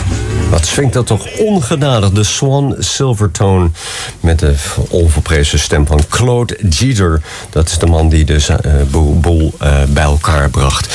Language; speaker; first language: Dutch; native; Dutch